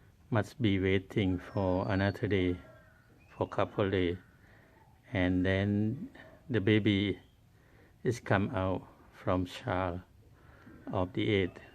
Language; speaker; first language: English; non-native, learner; Thai